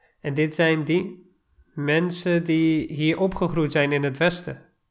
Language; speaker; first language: Dutch; non-native, fluent; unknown